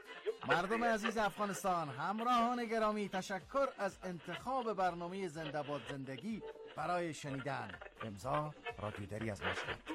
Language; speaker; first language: Persian; native; Persian